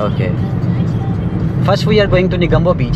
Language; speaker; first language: English; non-native, learner; Urdu